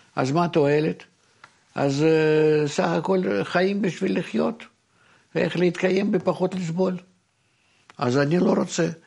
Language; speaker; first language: Hebrew; non-native, fluent; Russian